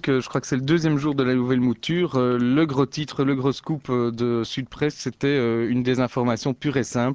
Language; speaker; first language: French; native; French